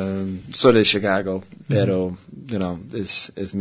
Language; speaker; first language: Spanish; non-native, learner; English